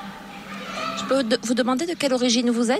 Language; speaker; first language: French; native; French